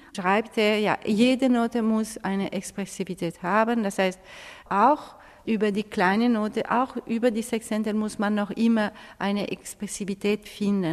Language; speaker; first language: German; non-native, fluent; Italian